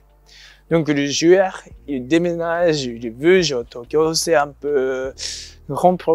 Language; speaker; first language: French; non-native, learner; Japanese